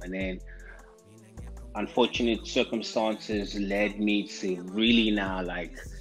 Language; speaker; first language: English; non-native, local second language; Zulu